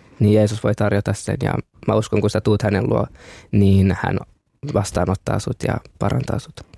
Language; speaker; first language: Finnish; early bilingual, other home language; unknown